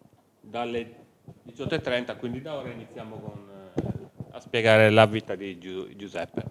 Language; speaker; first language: Italian; native; Italian